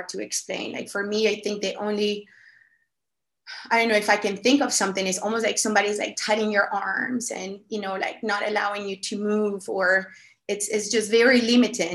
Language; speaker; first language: English; non-native, fluent; Spanish